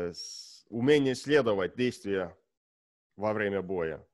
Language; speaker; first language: Russian; non-native, learner; Estonian